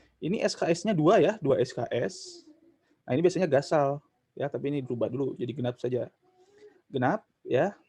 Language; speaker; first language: Indonesian; non-native, local second language; Sundanese